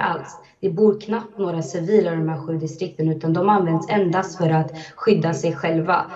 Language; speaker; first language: Swedish; early bilingual, other home language; Azerbaijani